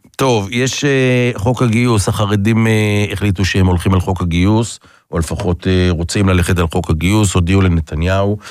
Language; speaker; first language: Hebrew; native; Hebrew